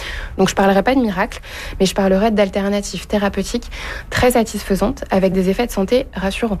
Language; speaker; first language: French; native; French